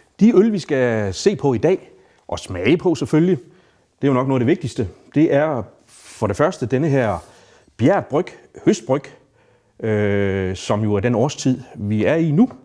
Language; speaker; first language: Danish; native; Danish